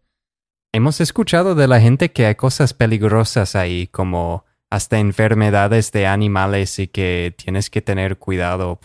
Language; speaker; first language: Spanish; non-native, fluent; English